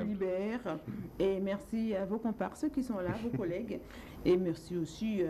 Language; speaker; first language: French; native; French